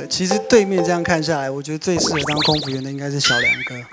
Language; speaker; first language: Chinese; native; Chinese